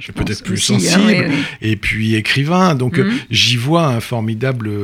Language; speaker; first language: French; native; French